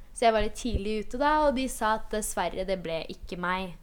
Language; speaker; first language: Norwegian; early bilingual, other home language; Polish